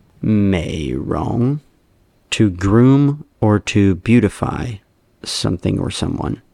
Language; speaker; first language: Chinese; non-native, learner; English